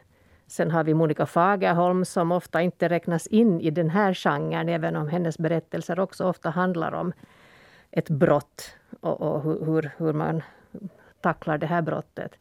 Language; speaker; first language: Swedish; native; Swedish